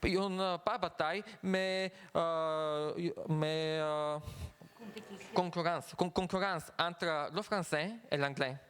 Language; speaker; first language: French; non-native, fluent; Bulgarian